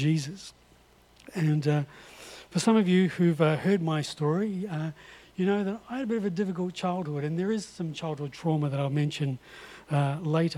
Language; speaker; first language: English; native; English